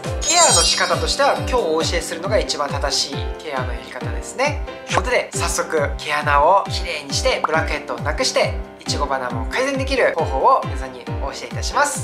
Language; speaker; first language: Japanese; non-native, fluent; Korean